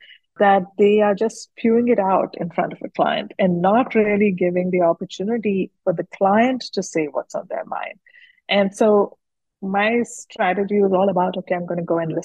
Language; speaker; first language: English; non-native, local second language; Hindi